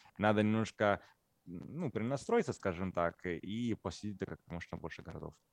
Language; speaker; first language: Russian; non-native, fluent; Italian